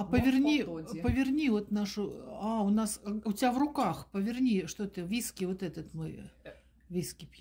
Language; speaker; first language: Russian; native; Russian